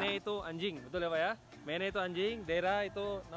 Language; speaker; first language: Indonesian; native; Indonesian